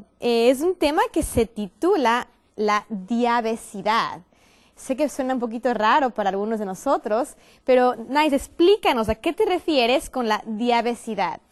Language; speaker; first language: Spanish; native; Spanish